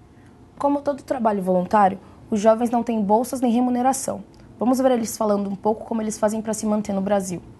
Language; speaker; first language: Portuguese; native; Portuguese